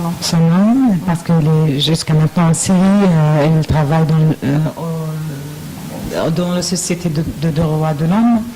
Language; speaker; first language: French; non-native, learner; Arabic